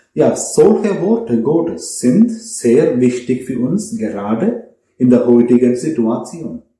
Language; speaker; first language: German; non-native, fluent; Malayalam